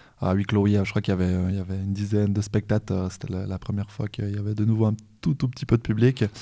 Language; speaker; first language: French; native; French